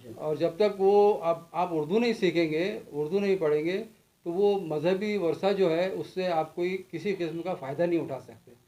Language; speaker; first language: Urdu; native; Urdu